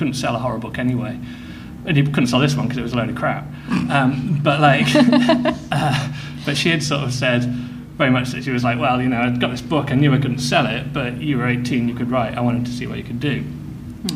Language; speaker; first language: English; native; English